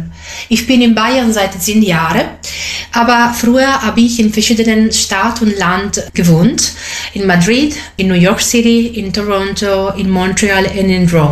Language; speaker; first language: German; non-native, fluent; Italian